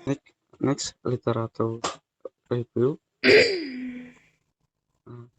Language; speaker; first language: English; non-native, learner; Indonesian